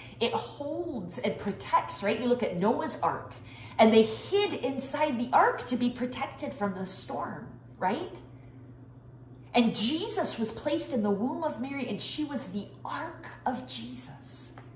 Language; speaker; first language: English; native; English